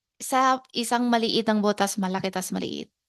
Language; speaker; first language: Filipino; non-native, learner; Chinese